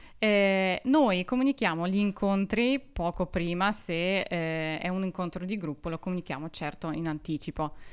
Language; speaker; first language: Italian; non-native, fluent; Russian